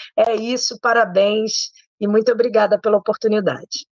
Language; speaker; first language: Portuguese; native; Portuguese